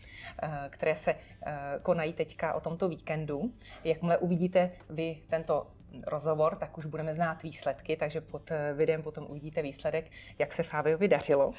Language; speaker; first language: Czech; native; Czech